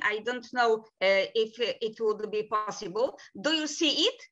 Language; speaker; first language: English; non-native, fluent; Polish